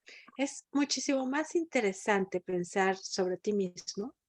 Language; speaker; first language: Spanish; native; Spanish